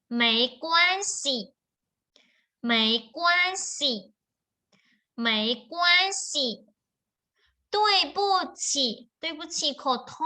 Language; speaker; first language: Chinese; non-native, fluent; Thai